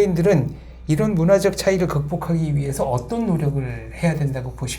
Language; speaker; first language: Korean; native; Korean